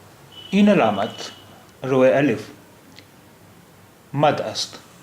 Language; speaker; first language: Persian; non-native, learner; Urdu